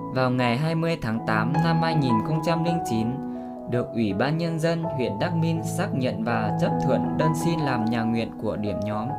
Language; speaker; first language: Vietnamese; non-native, local second language; Iu Mien